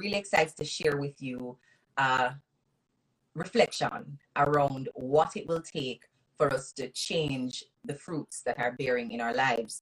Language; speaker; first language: English; non-native, local second language; Jamaican Creole English